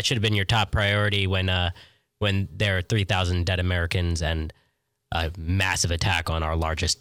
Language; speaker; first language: English; native; English